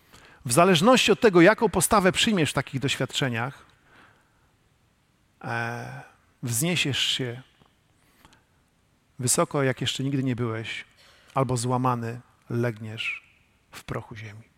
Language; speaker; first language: Polish; native; Polish